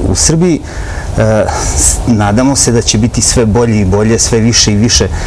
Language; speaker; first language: Serbian; native; Serbian